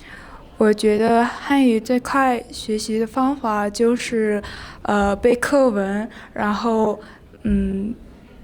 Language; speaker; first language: Chinese; non-native, learner; Mongolian